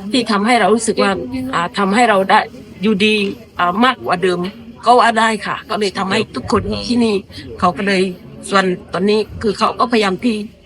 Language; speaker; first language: Thai; non-native, local second language; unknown